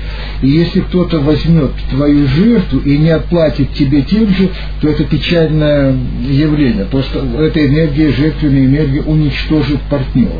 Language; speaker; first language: Russian; native; Russian